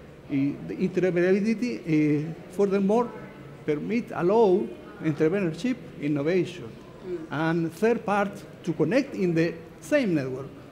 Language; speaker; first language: English; non-native, learner; Spanish